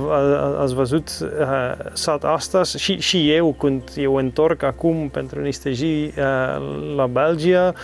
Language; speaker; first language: Romanian; non-native, learner; Dutch